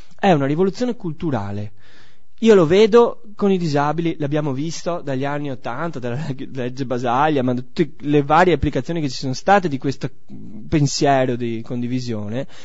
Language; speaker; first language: Italian; native; Italian